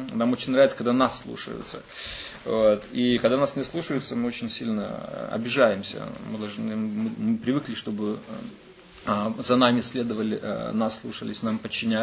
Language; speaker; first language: Russian; native; Russian